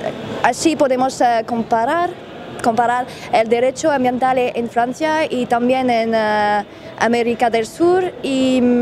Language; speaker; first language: Spanish; non-native, learner; French